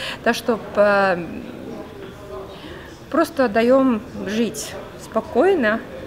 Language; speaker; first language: Russian; non-native, fluent; Estonian